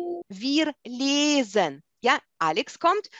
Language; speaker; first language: German; non-native, fluent; Russian